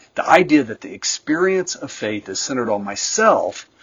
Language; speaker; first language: English; native; English